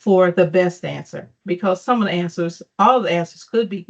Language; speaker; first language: English; native; English